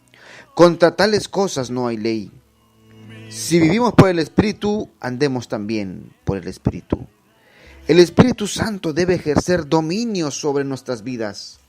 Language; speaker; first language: Spanish; native; Spanish